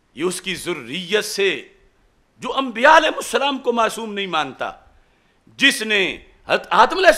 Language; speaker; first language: Urdu; non-native, local second language; Punjabi